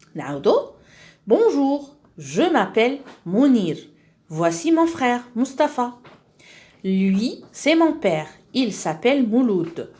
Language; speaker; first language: French; non-native, local second language; Arabic